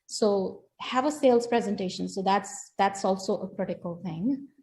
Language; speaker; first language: English; non-native, local second language; Hindi